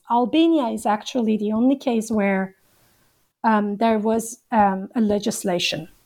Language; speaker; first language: English; non-native, fluent; Turkish